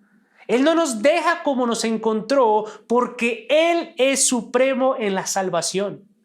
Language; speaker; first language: Spanish; native; Spanish